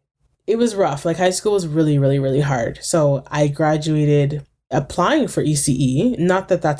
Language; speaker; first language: English; native; English